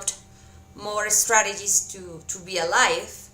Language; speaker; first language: English; non-native, fluent; Spanish